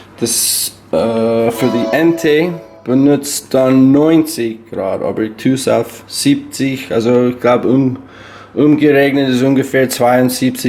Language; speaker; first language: German; non-native, learner; English